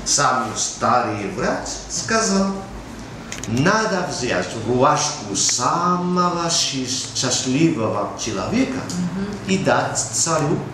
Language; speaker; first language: Russian; non-native, learner; Spanish